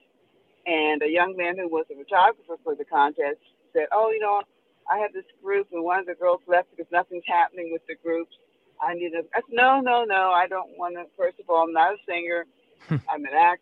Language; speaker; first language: English; native; English